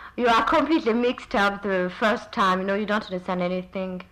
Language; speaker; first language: English; non-native, fluent; French